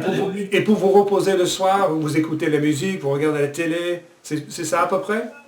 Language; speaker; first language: French; non-native, fluent; English